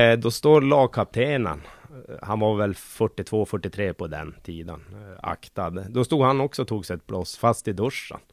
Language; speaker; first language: Swedish; native; Swedish